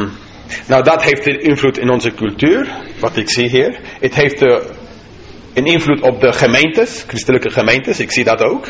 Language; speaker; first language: Dutch; non-native, fluent; English